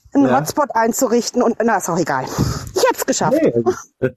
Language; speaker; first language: German; native; German